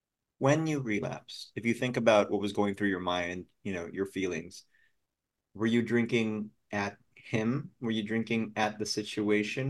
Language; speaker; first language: English; non-native, local second language; Filipino